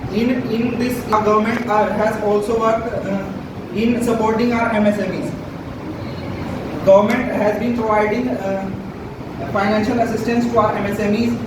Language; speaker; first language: English; non-native, local second language; Hindi